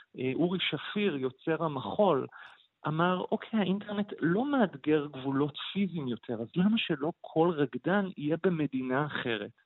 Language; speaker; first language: Hebrew; native; Hebrew